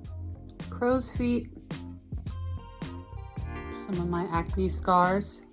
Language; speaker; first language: English; native; English